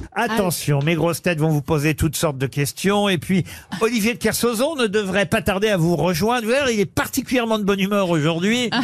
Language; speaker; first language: French; native; French